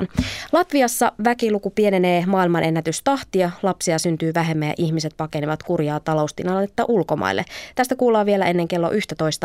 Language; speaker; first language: Finnish; native; Finnish